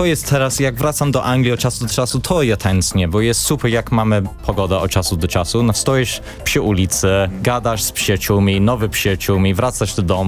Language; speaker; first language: Polish; non-native, learner; English